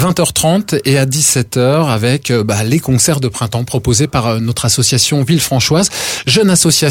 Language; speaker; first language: French; native; French